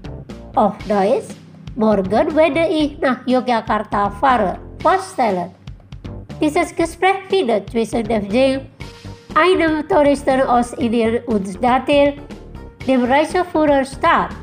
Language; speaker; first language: German; non-native, fluent; Indonesian